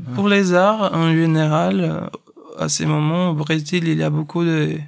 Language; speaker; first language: French; non-native, fluent; Portuguese